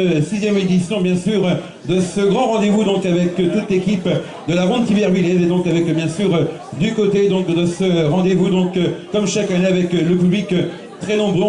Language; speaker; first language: French; native; French